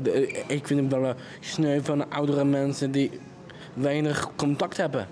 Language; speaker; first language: Dutch; non-native, learner; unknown